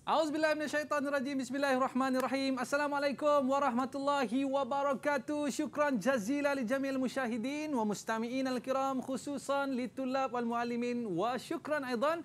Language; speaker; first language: Arabic; non-native, fluent; Malay